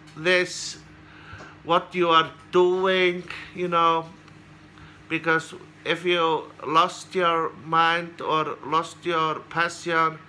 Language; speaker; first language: English; non-native, learner; Icelandic